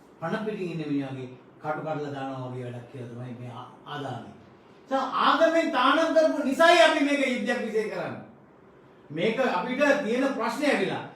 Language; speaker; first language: Sinhala; non-native, local second language; Tamil